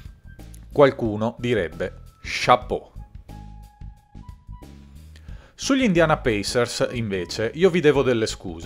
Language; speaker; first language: Italian; native; Italian